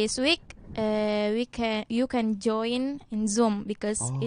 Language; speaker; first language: English; non-native, learner; Indonesian